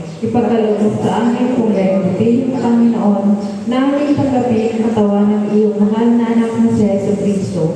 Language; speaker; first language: Filipino; native; Filipino